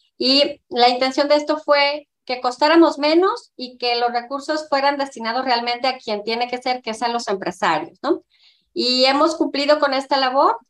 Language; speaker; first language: Spanish; native; Spanish